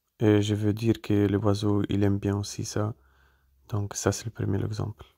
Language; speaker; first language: French; non-native, fluent; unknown